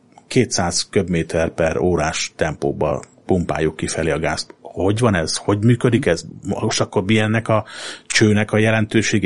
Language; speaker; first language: Hungarian; native; Hungarian